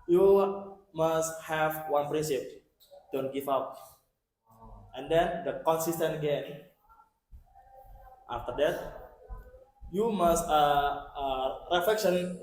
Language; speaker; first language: English; non-native, learner; Indonesian